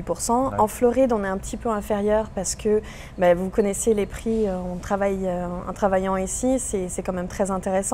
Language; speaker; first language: French; native; French